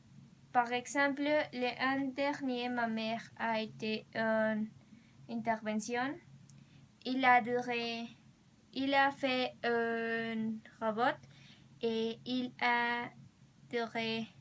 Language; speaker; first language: French; non-native, learner; Spanish